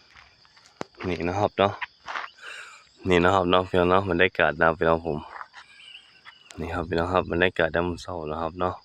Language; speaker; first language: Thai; non-native, local second language; Northeastern Thai